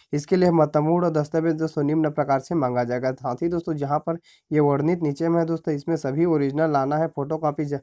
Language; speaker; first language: Hindi; native; Hindi